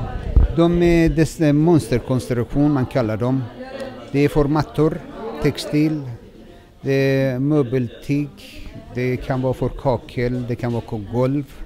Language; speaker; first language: Swedish; non-native, fluent; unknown